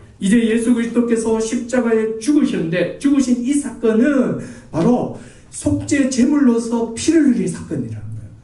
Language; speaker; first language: Korean; native; Korean